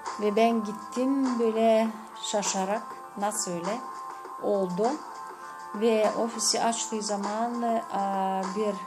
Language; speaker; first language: Turkish; non-native, fluent; Gagauz